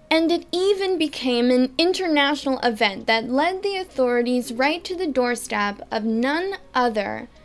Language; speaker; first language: English; native; English